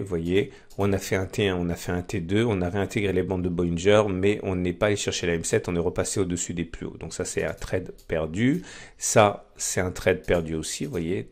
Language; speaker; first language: French; native; French